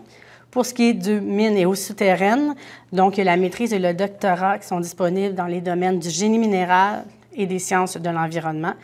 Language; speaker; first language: French; native; French